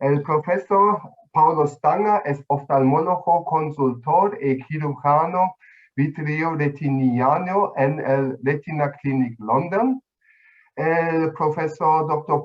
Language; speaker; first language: Spanish; non-native, fluent; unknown